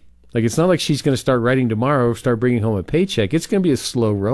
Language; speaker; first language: English; native; English